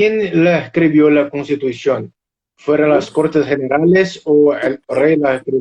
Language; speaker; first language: Spanish; non-native, fluent; Portuguese